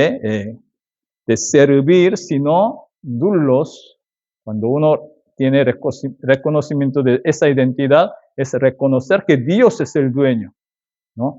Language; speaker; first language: Spanish; non-native, fluent; Korean